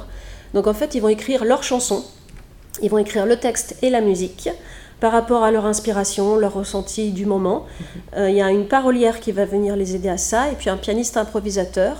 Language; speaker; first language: French; native; French